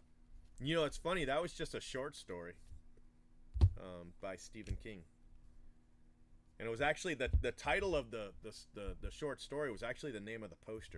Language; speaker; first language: English; native; English